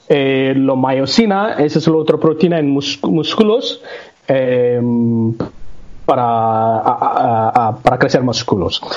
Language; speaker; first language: Spanish; non-native, learner; Tamil